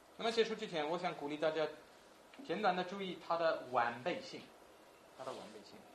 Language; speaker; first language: Chinese; non-native, fluent; English